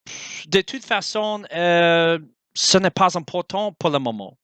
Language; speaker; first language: French; non-native, learner; English